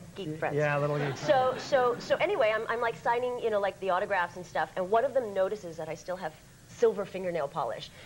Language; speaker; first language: English; native; English